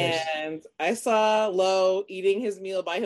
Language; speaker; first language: English; native; English